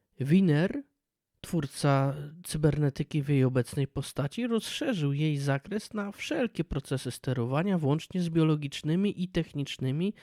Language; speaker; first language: Polish; native; Polish